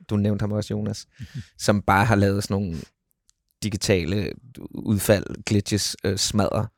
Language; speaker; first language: Danish; native; Danish